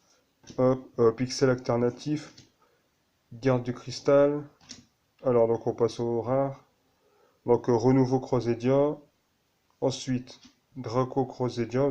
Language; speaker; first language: French; native; French